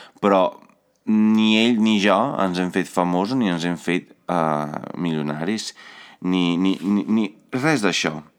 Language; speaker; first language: Catalan; non-native, fluent; Italian